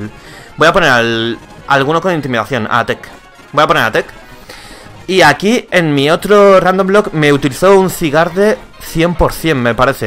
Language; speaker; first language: Spanish; native; Spanish